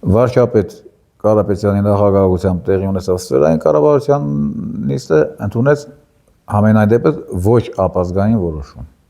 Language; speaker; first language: Armenian; native; Armenian